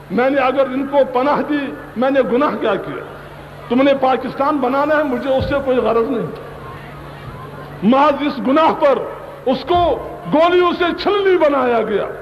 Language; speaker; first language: Urdu; non-native, local second language; Kashmiri